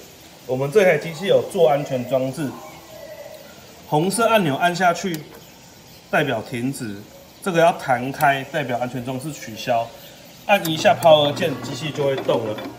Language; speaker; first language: Chinese; native; Chinese